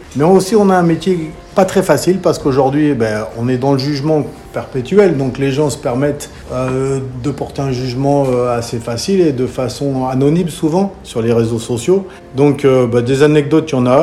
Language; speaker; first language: French; native; French